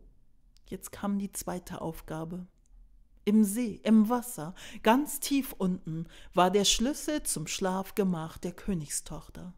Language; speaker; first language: German; native; German